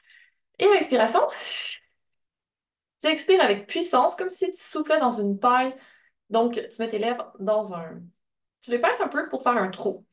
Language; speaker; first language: French; native; French